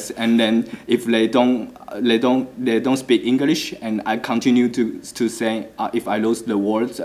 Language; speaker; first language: English; non-native, learner; Chinese